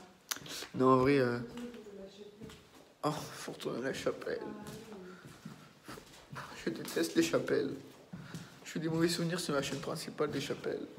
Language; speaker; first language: French; native; French